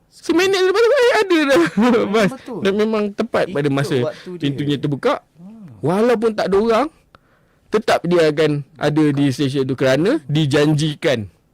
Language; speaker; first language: Malay; native; Malay